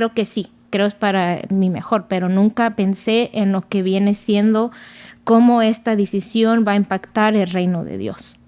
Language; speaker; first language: Spanish; early bilingual, other home language; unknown